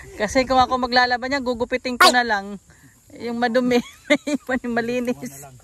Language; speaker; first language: Filipino; non-native, local second language; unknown